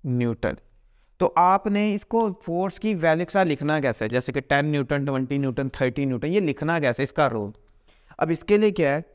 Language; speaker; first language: Hindi; native; Hindi